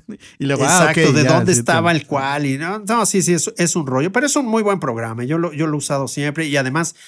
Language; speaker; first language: Spanish; native; Spanish